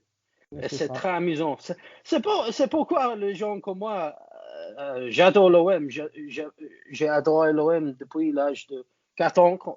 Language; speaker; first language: French; non-native, learner; English